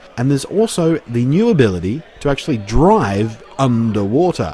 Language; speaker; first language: English; native; English